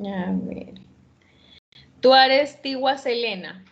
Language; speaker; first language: Spanish; native; Spanish